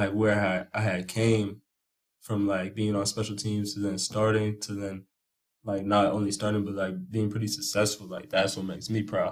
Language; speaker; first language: English; native; English